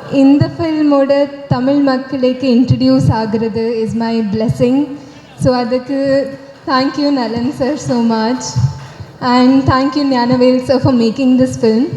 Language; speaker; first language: Tamil; non-native, learner; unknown